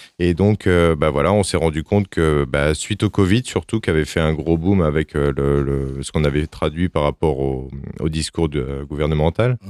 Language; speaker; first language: French; native; French